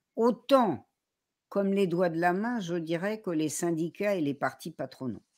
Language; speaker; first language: French; native; French